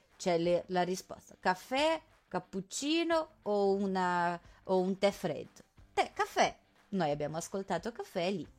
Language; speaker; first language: Italian; non-native, fluent; Portuguese